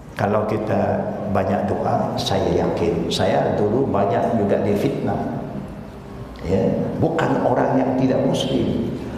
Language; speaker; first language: Malay; non-native, local second language; Chinese